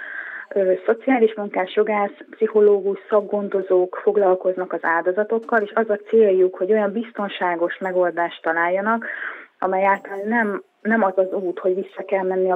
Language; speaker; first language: Hungarian; native; Hungarian